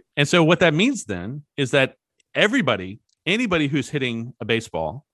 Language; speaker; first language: English; native; English